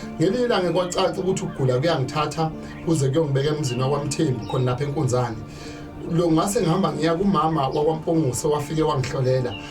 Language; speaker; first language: Zulu; native; Zulu